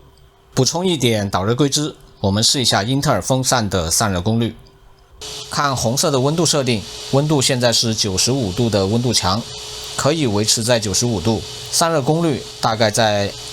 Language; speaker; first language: Chinese; native; Chinese